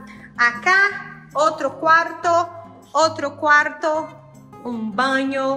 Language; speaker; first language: Spanish; non-native, learner; Portuguese